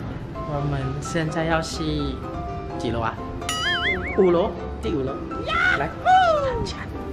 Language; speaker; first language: Chinese; non-native, learner; Thai